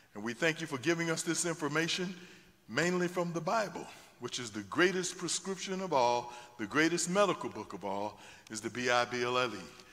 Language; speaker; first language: English; native; English